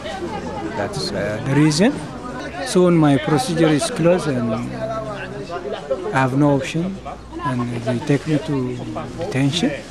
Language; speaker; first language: English; non-native, learner; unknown